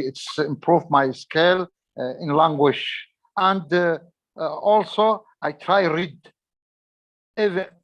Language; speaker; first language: English; non-native, learner; Arabic